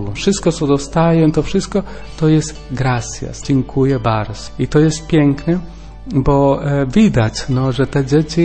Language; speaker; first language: Polish; non-native, learner; Spanish